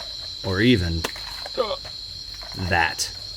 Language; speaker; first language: English; native; English